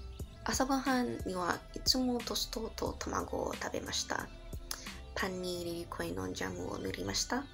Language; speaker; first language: Japanese; non-native, learner; English